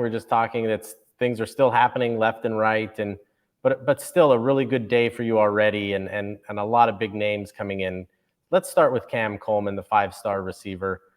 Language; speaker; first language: English; native; English